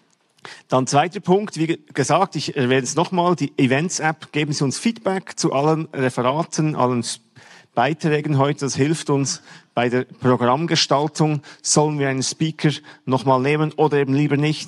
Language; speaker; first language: German; native; German